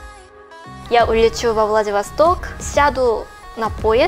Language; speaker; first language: Russian; non-native, learner; Korean